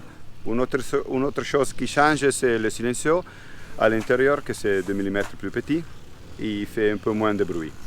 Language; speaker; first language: French; non-native, learner; Italian